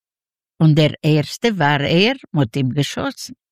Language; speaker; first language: German; non-native, learner; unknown